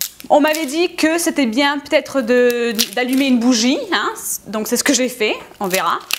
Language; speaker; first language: French; native; French